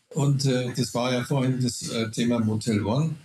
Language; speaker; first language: German; non-native, fluent; Danish